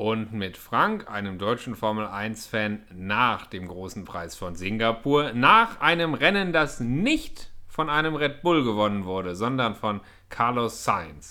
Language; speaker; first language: German; native; German